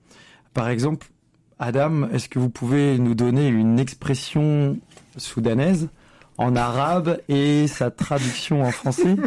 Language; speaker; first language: French; native; French